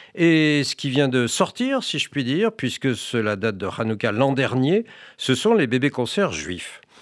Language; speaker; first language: French; native; French